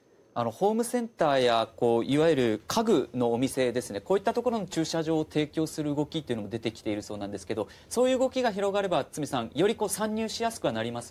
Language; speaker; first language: Japanese; native; Japanese